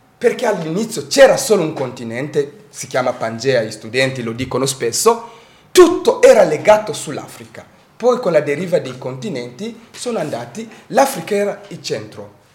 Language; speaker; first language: Italian; non-native, fluent; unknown